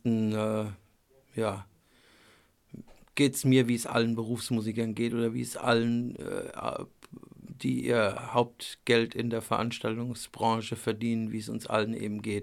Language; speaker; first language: German; native; German